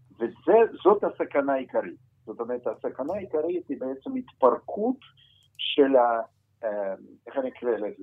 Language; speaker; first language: Hebrew; non-native, fluent; Russian